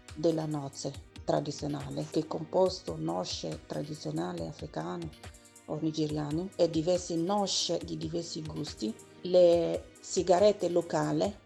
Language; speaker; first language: Italian; non-native, learner; Igbo